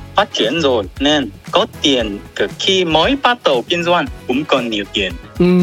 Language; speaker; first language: Vietnamese; non-native, learner; Korean